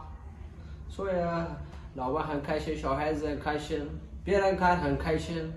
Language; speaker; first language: Chinese; non-native, learner; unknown